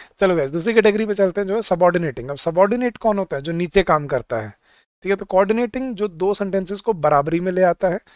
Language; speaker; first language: Hindi; native; Hindi